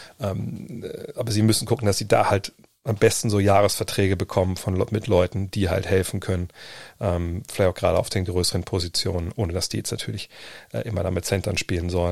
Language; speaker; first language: German; native; German